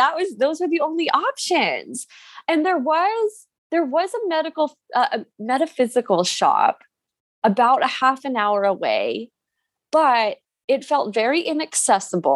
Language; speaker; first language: English; native; English